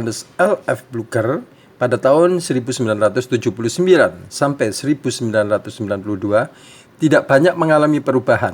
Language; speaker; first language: Indonesian; native; Indonesian